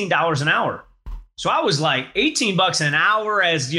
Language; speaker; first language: English; native; English